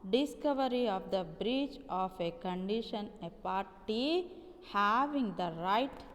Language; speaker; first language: English; non-native, local second language; Telugu